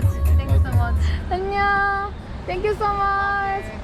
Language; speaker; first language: English; non-native, learner; Korean